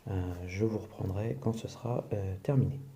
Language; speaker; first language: French; native; French